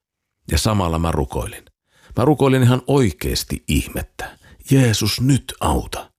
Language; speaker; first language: Finnish; native; Finnish